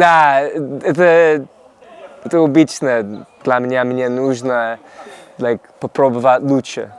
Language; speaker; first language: Russian; non-native, learner; English